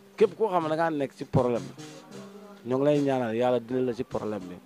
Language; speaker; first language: Wolof; native; Wolof